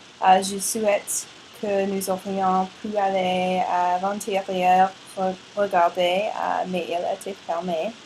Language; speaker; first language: French; non-native, learner; English